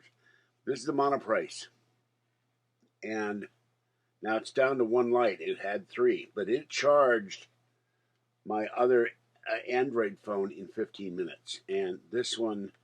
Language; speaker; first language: English; native; English